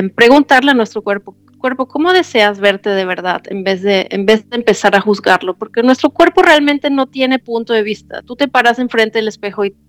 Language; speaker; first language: Spanish; non-native, fluent; German